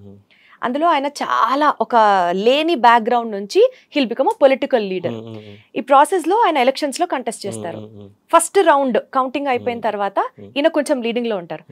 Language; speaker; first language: Telugu; native; Telugu